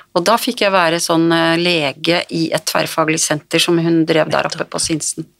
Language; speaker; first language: Norwegian; native; Norwegian